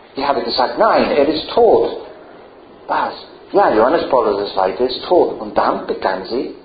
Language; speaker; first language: German; non-native, fluent; English